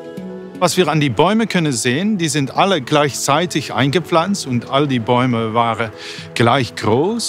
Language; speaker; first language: German; non-native, fluent; Dutch